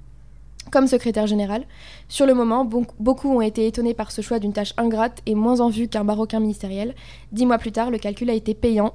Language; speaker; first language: French; native; French